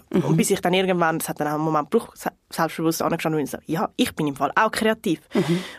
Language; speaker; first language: German; non-native, fluent; Portuguese